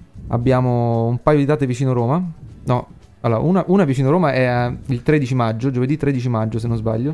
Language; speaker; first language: Italian; native; Italian